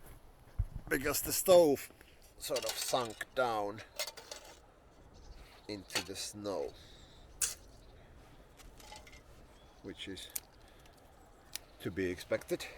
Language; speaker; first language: English; non-native, fluent; Finnish